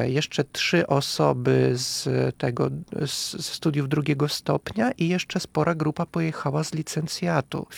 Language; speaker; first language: Polish; non-native, fluent; Russian